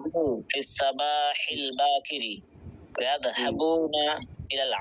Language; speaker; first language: Arabic; non-native, learner; Bangla